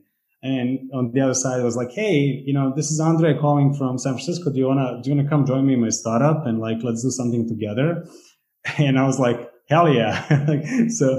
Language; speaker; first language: English; non-native, fluent; Serbian